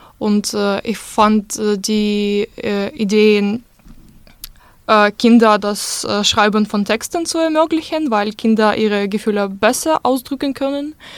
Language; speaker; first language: German; non-native, learner; Russian